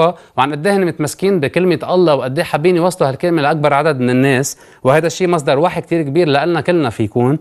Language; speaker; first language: Arabic; native; Arabic